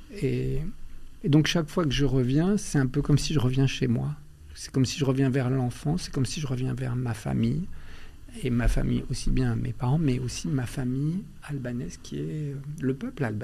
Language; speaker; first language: French; early bilingual, other home language; Albanian